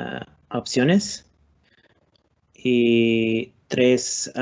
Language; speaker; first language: Spanish; non-native, learner; English